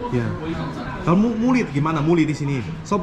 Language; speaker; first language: Indonesian; non-native, learner; Chinese